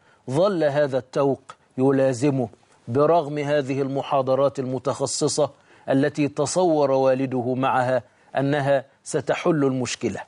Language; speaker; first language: Arabic; native; Arabic